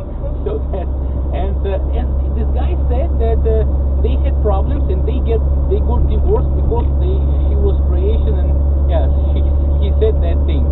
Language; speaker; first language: English; non-native, fluent; Russian